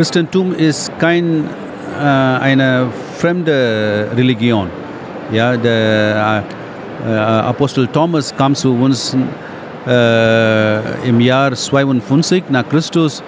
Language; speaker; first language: German; non-native, fluent; Tamil